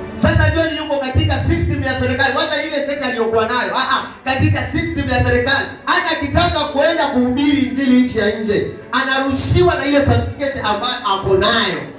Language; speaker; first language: Swahili; native; Swahili